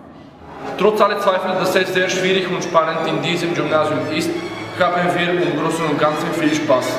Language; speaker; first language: German; non-native, learner; Bulgarian